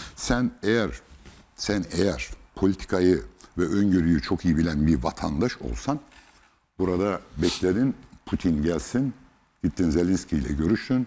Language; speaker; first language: Turkish; native; Turkish